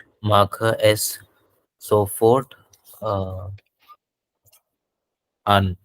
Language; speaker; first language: German; non-native, learner; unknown